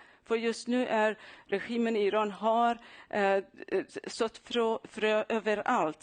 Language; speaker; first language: Swedish; non-native, fluent; Persian